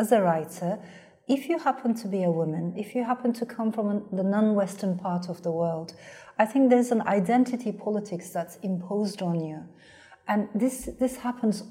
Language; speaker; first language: English; non-native, fluent; Turkish